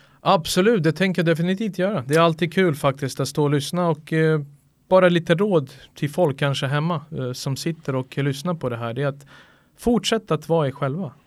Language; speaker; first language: Swedish; early bilingual, other home language; Serbian